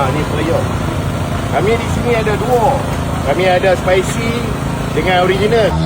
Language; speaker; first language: Malay; native; Malay